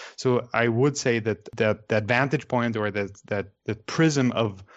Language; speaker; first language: English; non-native, fluent; German